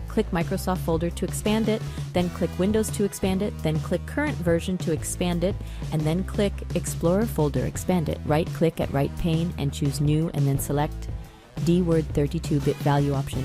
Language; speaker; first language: English; non-native, local second language; Filipino